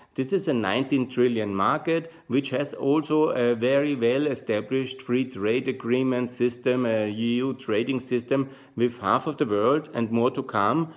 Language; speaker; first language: English; non-native, fluent; German